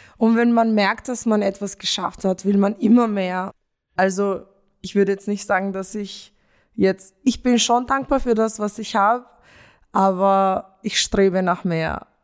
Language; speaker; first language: German; early bilingual, other home language; Romanian